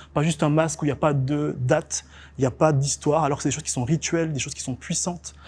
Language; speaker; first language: French; early bilingual, other home language; English